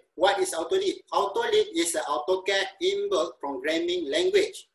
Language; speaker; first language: English; non-native, local second language; Malay